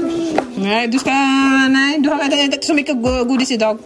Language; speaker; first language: Swedish; non-native, learner; Cebuano